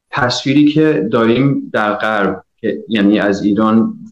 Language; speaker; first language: Persian; early bilingual, heritage; Persian